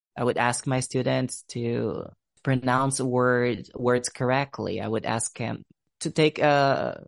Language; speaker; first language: English; non-native, fluent; Portuguese